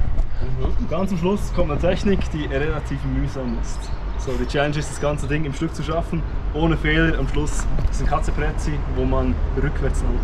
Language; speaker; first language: German; native; German